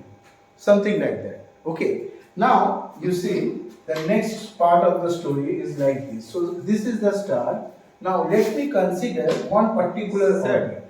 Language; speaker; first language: English; non-native, local second language; Bangla